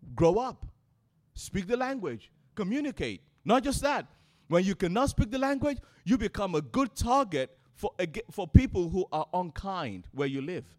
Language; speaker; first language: English; non-native, local second language; Yoruba